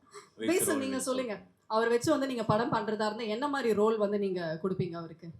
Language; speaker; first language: Tamil; native; Tamil